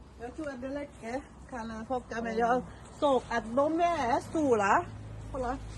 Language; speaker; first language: Swedish; non-native, learner; Thai